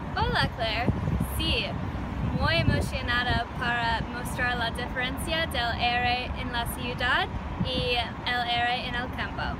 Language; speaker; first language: Spanish; non-native, learner; English